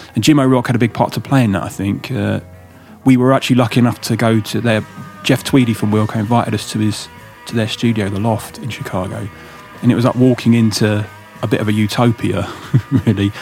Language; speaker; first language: English; native; English